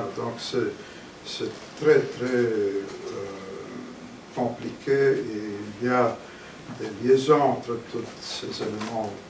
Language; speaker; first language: French; non-native, fluent; Romanian